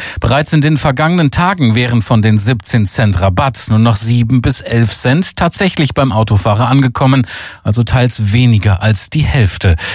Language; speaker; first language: German; native; German